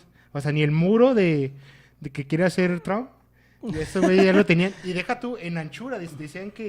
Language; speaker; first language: Spanish; native; Spanish